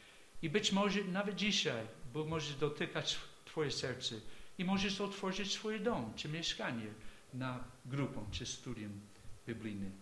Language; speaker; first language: Polish; non-native, fluent; English